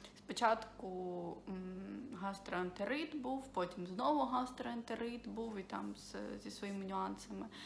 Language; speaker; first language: Ukrainian; non-native, local second language; Russian